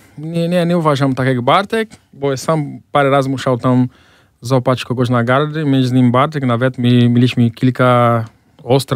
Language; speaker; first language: Polish; non-native, fluent; Portuguese